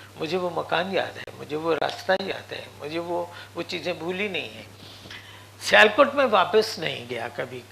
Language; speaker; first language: Hindi; non-native, local second language; Punjabi